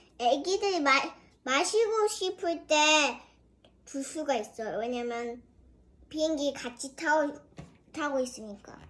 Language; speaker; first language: Korean; early bilingual, heritage; Korean